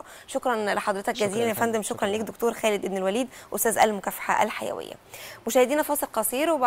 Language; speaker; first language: Arabic; native; Arabic